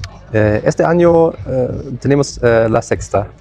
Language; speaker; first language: Spanish; non-native, fluent; German